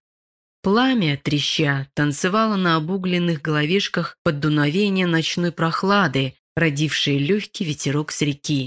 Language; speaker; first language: Russian; native; Russian